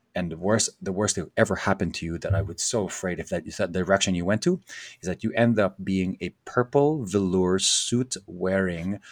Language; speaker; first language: English; non-native, local second language; Filipino